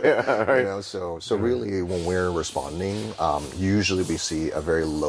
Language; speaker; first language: English; native; English